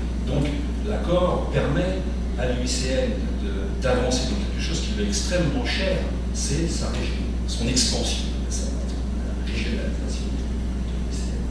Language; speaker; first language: French; native; French